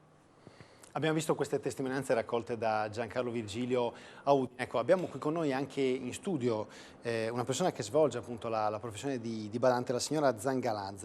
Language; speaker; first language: Italian; native; Italian